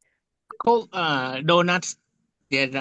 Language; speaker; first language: English; non-native, learner; Thai